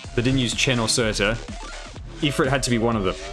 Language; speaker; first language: English; native; English